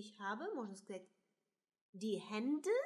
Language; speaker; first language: German; non-native, fluent; Russian